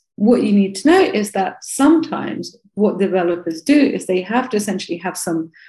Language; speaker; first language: English; non-native, fluent; Russian